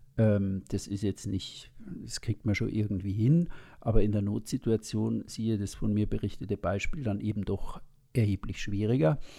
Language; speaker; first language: German; native; German